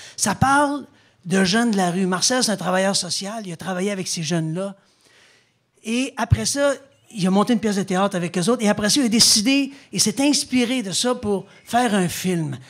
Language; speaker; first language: French; native; French